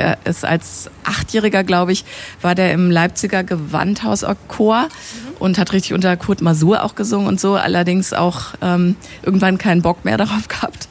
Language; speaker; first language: German; native; German